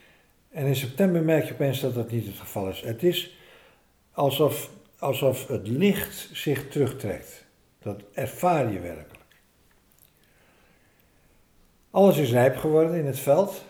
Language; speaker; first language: Dutch; native; Dutch